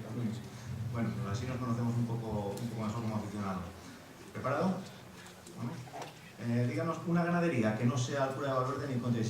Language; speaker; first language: Spanish; native; Spanish